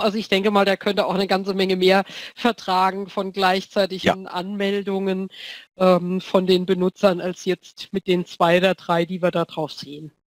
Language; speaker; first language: German; native; German